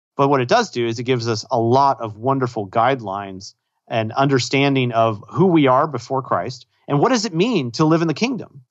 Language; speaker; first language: English; native; English